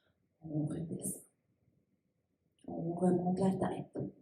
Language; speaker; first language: French; native; French